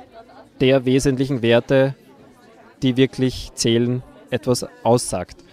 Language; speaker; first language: German; native; German